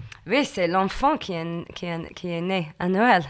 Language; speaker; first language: French; non-native, learner; English